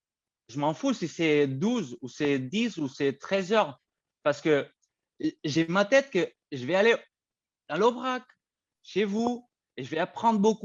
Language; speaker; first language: French; non-native, fluent; Spanish